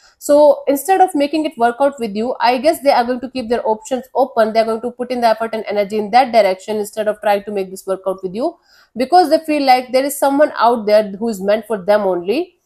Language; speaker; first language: English; non-native, local second language; Hindi